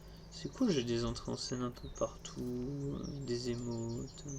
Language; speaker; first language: French; native; French